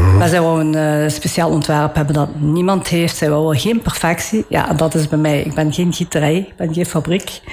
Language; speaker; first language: Dutch; early bilingual, other home language; Italian